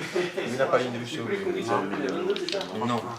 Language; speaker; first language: French; non-native, learner; Italian